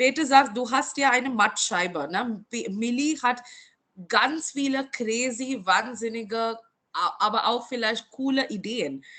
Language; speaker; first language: German; non-native, fluent; Marathi